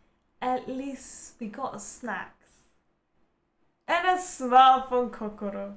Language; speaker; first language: English; native; English